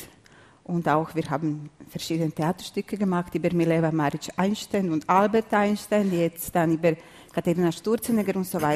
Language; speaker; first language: German; non-native, fluent; Serbian